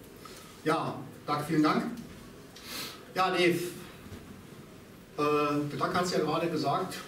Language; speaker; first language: German; native; German